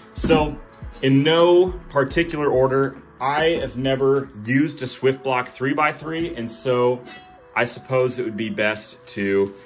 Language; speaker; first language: English; native; English